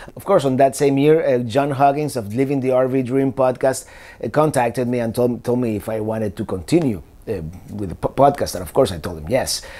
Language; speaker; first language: English; non-native, fluent; Spanish